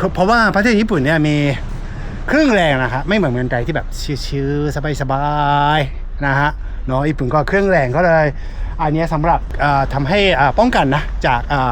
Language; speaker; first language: Thai; native; Thai